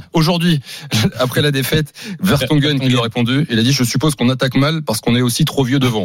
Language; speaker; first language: French; native; French